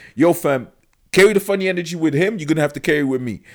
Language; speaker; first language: English; non-native, local second language; French